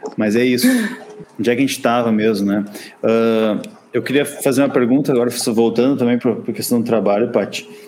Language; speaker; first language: Portuguese; native; Portuguese